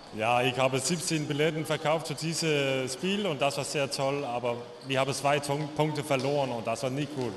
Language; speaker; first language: German; non-native, learner; Danish